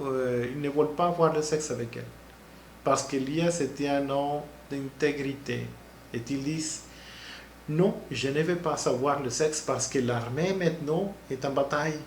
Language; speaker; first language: French; non-native, learner; Spanish